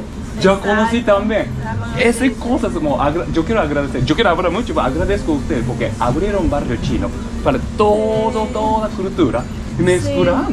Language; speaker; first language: Spanish; non-native, learner; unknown